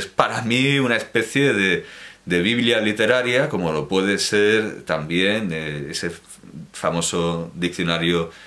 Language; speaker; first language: Spanish; native; Spanish